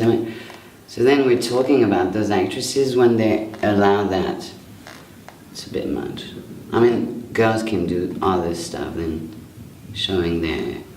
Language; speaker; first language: English; non-native, fluent; French